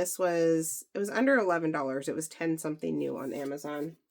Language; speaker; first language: English; native; English